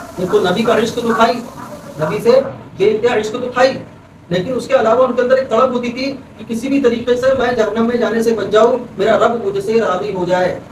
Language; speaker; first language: Urdu; native; Urdu